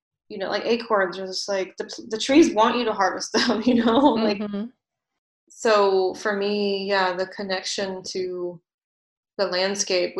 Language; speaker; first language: English; native; English